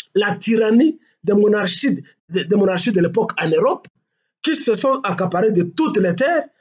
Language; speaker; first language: French; non-native, local second language; Swahili